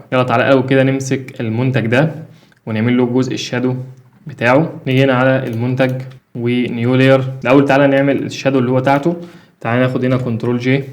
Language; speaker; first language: Arabic; native; Arabic